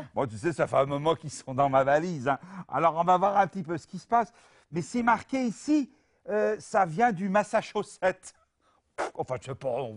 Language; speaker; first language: French; native; French